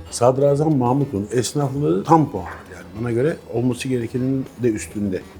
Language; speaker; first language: Turkish; native; Turkish